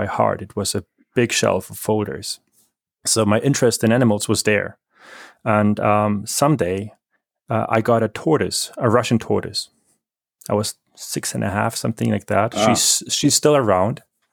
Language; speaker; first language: English; non-native, fluent; German